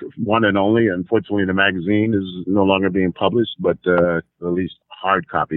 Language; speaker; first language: English; native; English